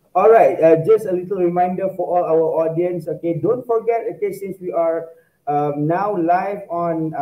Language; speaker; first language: English; non-native, local second language; Malay